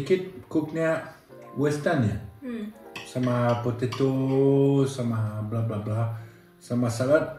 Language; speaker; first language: Indonesian; non-native, learner; French